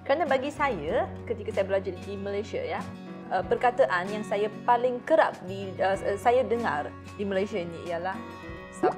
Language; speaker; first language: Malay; non-native, fluent; Chinese